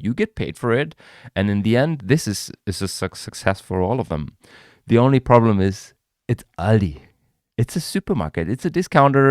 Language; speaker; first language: English; non-native, fluent; German